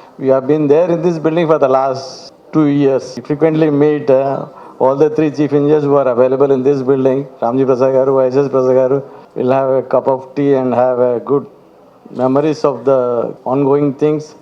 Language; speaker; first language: English; non-native, local second language; Telugu